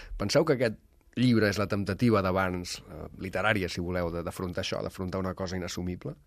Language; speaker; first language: Catalan; native; Catalan